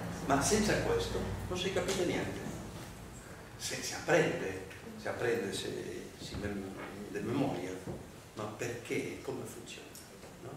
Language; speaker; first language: Italian; non-native, learner; Spanish